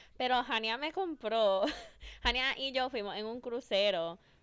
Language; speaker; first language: Spanish; early bilingual, other home language; English